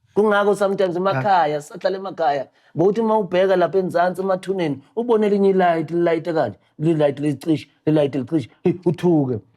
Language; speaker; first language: Zulu; native; Zulu